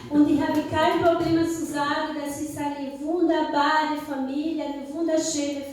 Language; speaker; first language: German; non-native, fluent; Portuguese